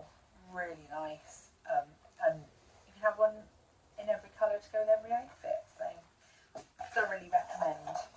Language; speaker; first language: English; native; English